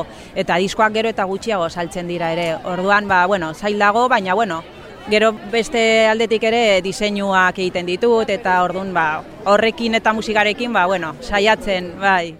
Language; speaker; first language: Basque; non-native, local second language; Spanish